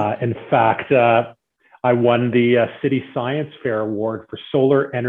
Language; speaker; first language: English; native; English